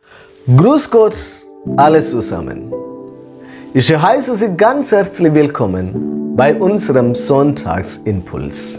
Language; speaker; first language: German; non-native, fluent; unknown